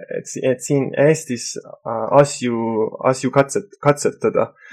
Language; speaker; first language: Estonian; non-native, fluent; Persian